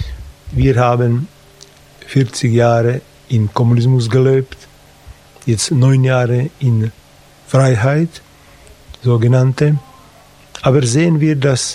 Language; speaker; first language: German; non-native, fluent; Slovak